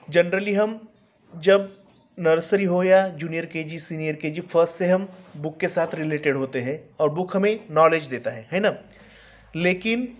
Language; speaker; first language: Hindi; non-native, local second language; Marathi